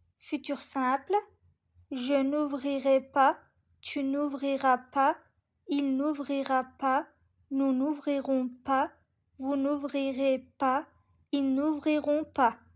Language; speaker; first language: French; non-native, learner; Turkish